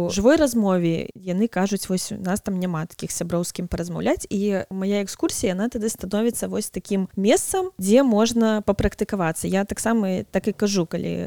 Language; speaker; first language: Belarusian; non-native, local second language; Russian